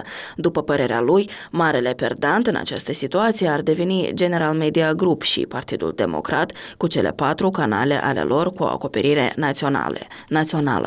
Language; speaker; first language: Romanian; native; Romanian